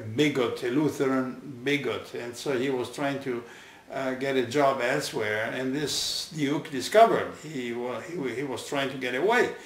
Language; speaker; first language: English; non-native, fluent; Italian